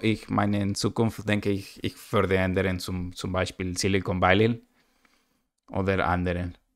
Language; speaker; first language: German; non-native, learner; Spanish